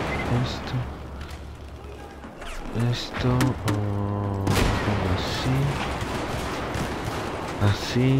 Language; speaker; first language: Spanish; native; Spanish